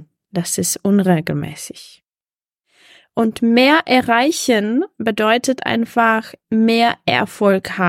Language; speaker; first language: German; non-native, fluent; Czech